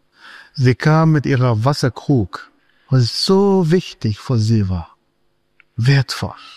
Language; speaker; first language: German; non-native, fluent; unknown